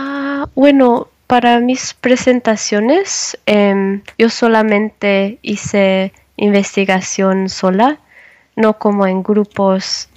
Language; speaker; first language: Spanish; non-native, learner; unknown